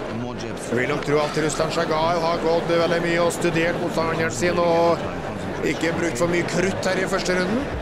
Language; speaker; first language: Norwegian; native; Norwegian